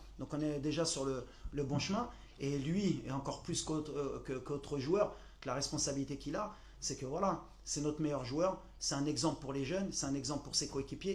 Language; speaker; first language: French; native; French